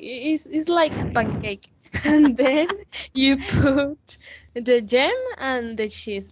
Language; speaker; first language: English; non-native, learner; Spanish